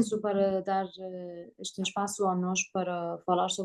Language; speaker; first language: Portuguese; non-native, learner; Persian